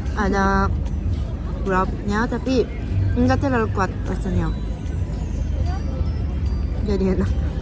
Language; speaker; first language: Indonesian; non-native, learner; Japanese